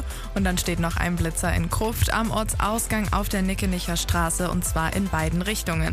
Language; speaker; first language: German; native; German